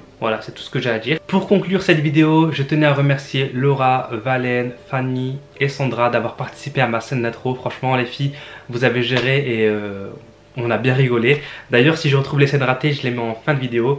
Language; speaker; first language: French; native; French